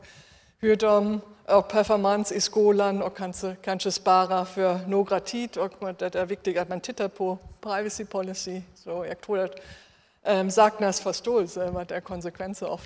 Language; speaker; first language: Swedish; non-native, fluent; German